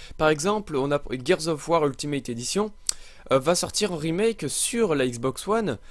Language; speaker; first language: French; native; French